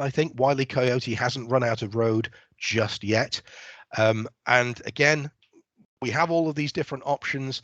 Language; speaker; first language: English; native; English